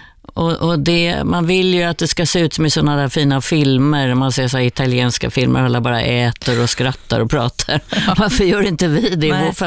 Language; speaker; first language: Swedish; native; Swedish